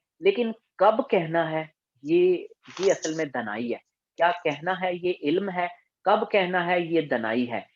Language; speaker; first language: Urdu; non-native, local second language; Punjabi